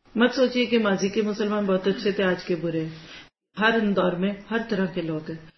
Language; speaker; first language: Urdu; native; Urdu